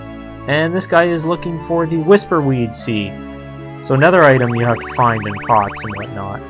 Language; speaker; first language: English; native; English